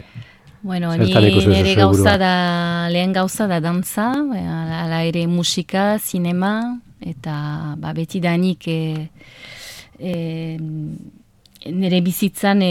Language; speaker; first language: Basque; non-native, local second language; French